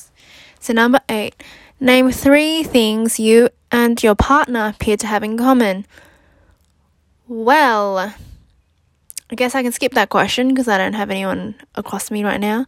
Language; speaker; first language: English; native; English